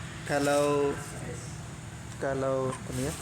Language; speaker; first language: Indonesian; native; Indonesian